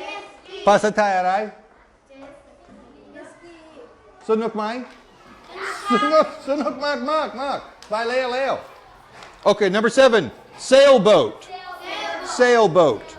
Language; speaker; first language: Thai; non-native, learner; English